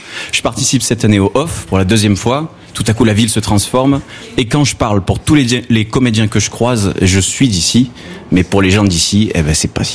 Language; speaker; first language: French; native; French